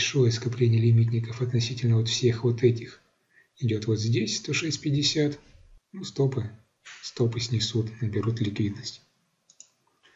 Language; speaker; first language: Russian; native; Russian